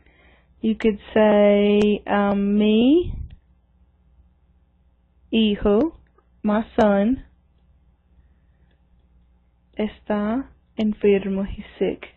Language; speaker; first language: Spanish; non-native, fluent; English